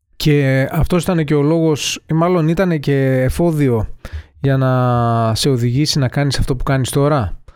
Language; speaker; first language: Greek; native; Greek